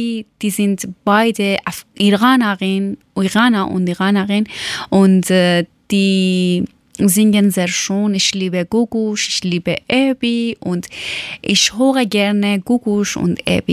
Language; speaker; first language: German; non-native, learner; Persian